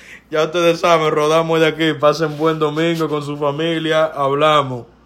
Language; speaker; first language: Spanish; early bilingual, heritage; Spanish